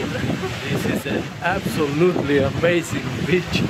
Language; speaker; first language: English; non-native, fluent; Romanian